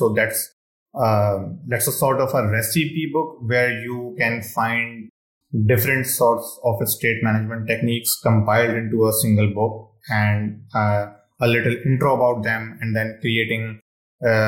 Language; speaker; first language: English; non-native, local second language; Urdu